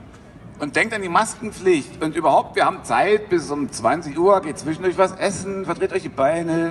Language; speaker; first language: German; native; German